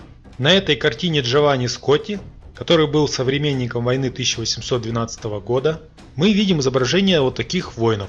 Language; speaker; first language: Russian; native; Russian